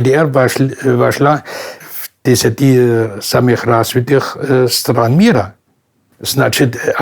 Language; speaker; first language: Russian; non-native, fluent; German